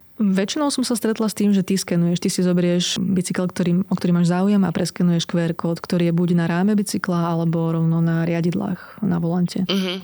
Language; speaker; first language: Slovak; native; Slovak